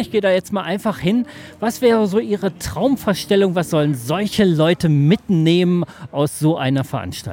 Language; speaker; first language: German; native; German